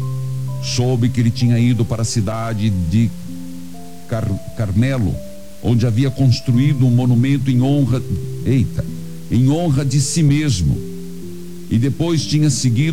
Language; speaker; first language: Portuguese; native; Portuguese